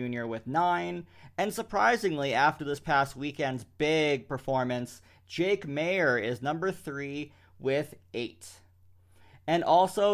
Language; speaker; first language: English; native; English